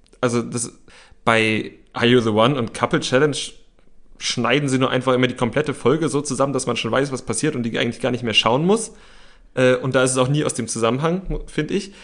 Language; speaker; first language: German; native; German